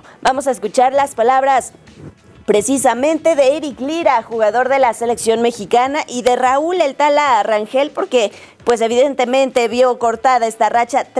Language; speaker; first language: Spanish; native; Spanish